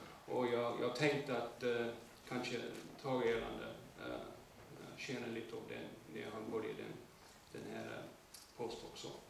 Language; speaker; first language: Swedish; non-native, learner; English